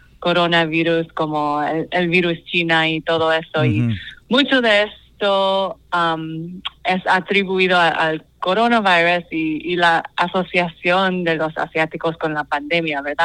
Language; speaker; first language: Spanish; non-native, fluent; English